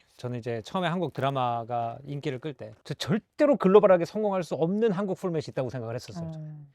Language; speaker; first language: Korean; native; Korean